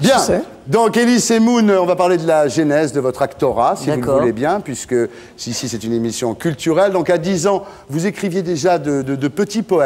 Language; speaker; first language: French; native; French